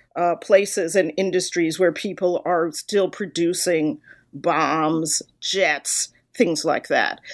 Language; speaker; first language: English; native; English